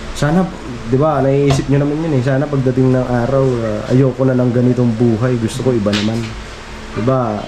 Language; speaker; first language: Filipino; non-native, local second language; Waray